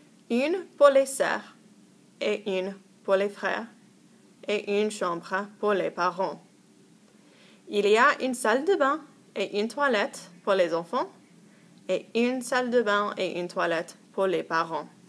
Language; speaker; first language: French; non-native, fluent; English